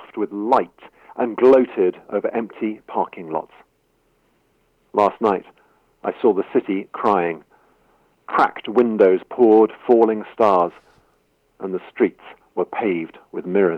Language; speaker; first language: English; native; English